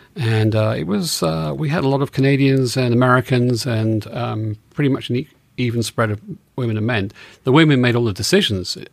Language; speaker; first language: English; native; English